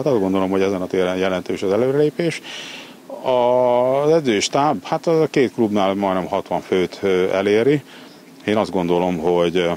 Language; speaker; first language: Hungarian; native; Hungarian